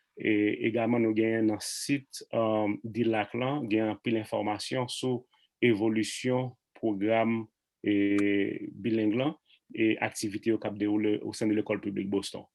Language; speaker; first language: Haitian Creole; native; Haitian Creole